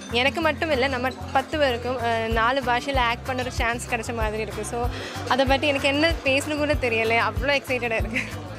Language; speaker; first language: Tamil; non-native, local second language; Malayalam